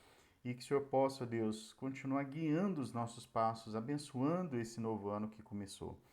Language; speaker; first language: Portuguese; native; Portuguese